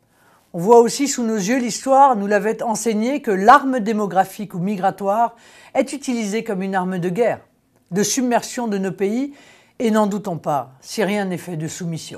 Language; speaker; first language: French; native; French